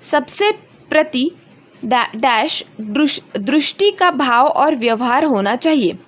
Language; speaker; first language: Hindi; non-native, local second language; Marathi